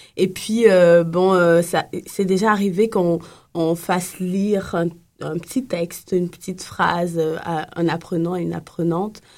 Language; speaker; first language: French; non-native, local second language; Lingala